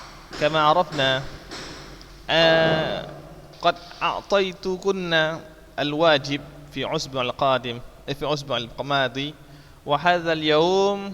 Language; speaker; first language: Arabic; non-native, fluent; Indonesian